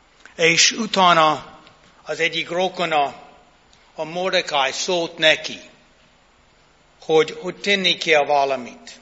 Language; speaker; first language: Hungarian; non-native, fluent; English